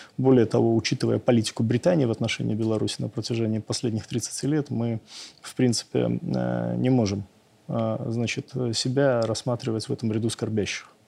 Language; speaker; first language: Russian; native; Russian